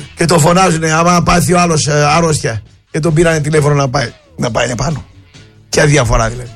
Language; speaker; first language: Greek; native; Greek